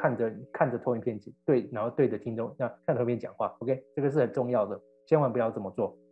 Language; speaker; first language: Chinese; native; Chinese